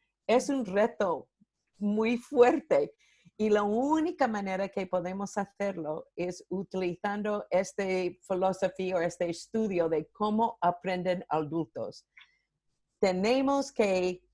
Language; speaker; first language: Spanish; non-native, fluent; English